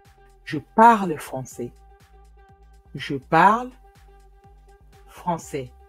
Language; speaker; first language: French; non-native, fluent; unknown